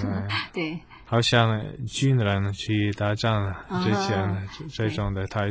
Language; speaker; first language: Chinese; non-native, fluent; Polish